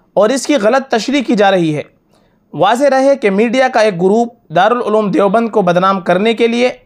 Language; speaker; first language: Urdu; native; Urdu